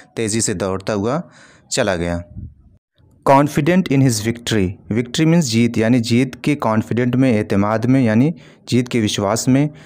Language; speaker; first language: Hindi; native; Hindi